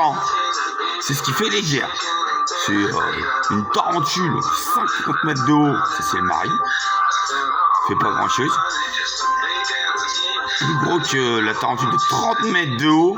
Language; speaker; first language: French; native; French